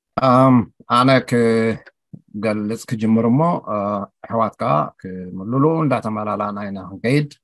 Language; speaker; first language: Tigrinya; native; Tigrinya